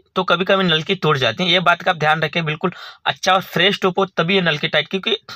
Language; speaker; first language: Hindi; non-native, local second language; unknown